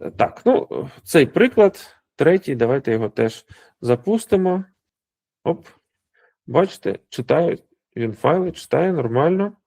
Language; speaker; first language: Ukrainian; non-native, local second language; Russian